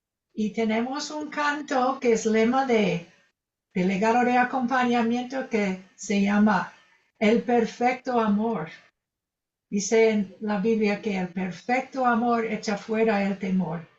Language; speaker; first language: Spanish; non-native, fluent; English